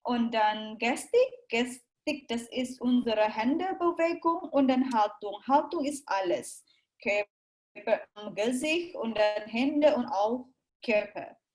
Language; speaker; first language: German; non-native, learner; Indonesian